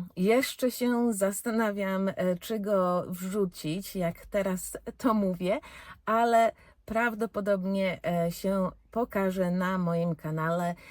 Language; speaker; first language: Polish; early bilingual, heritage; Polish